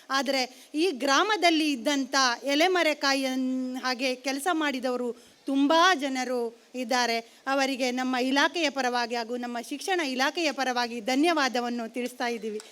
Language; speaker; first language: Kannada; native; Kannada